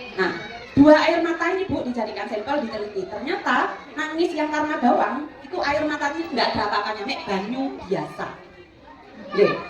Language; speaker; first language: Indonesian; non-native, local second language; Madurese